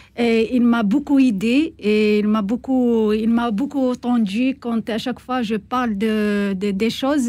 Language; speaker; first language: French; non-native, learner; Kabyle